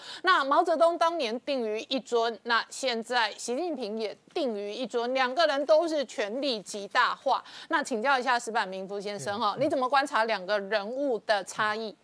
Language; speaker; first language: Chinese; native; Chinese